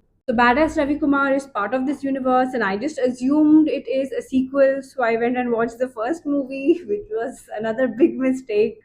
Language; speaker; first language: English; non-native, local second language; Hindi